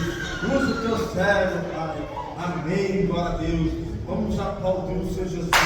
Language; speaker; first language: Portuguese; native; Portuguese